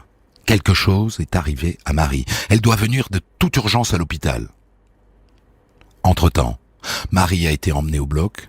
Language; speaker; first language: French; native; French